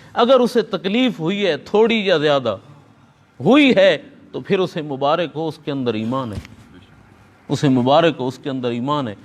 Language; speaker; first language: Urdu; non-native, local second language; Punjabi